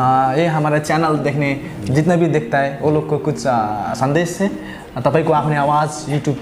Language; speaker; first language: Hindi; non-native, learner; Nepali